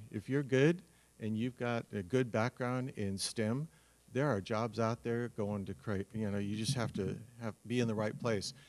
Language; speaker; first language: English; native; English